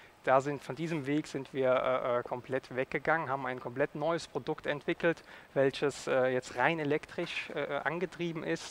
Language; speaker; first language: German; native; German